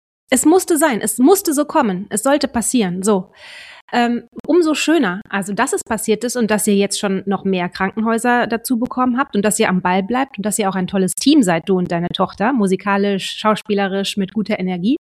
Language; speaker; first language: German; native; German